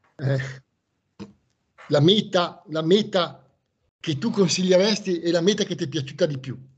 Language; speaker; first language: Italian; native; Italian